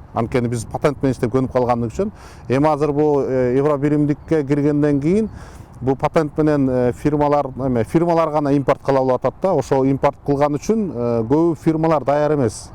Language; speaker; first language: Kyrgyz; native; Kyrgyz